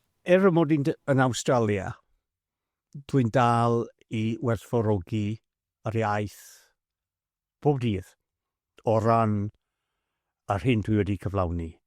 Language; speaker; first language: Welsh; non-native, fluent; English